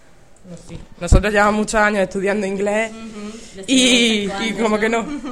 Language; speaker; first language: Spanish; native; Spanish